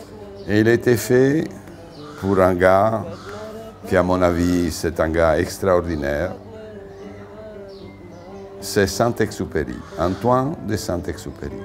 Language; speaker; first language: French; non-native, fluent; Italian